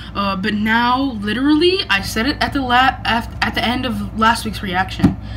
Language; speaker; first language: English; native; English